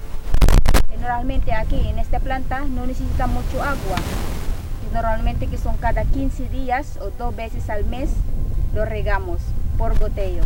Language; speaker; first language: Spanish; non-native, fluent; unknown